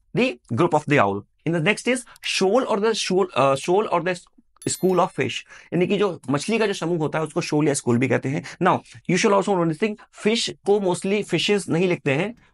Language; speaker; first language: Hindi; native; Hindi